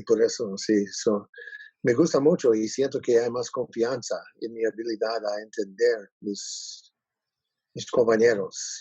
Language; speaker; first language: Spanish; non-native, learner; English